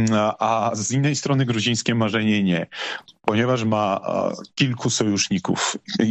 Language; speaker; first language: Polish; non-native, fluent; Georgian